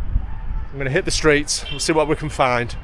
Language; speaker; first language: English; native; English